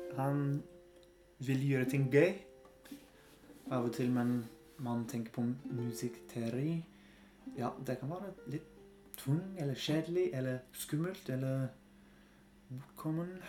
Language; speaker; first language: Norwegian; non-native, fluent; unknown